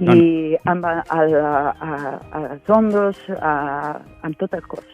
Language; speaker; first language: Catalan; non-native, fluent; Italian